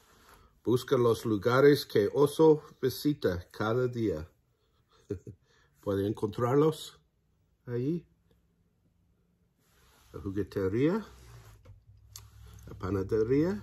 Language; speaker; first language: Spanish; non-native, learner; English